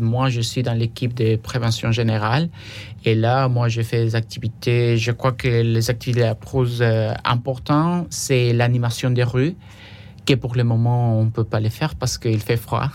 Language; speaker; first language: French; non-native, fluent; Spanish